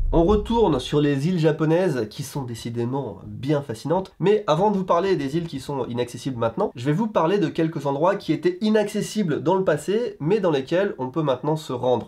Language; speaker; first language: French; native; French